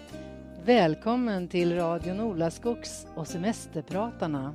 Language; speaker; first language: Swedish; native; Swedish